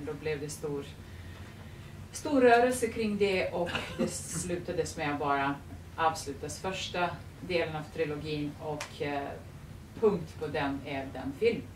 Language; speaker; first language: Swedish; non-native, fluent; Serbian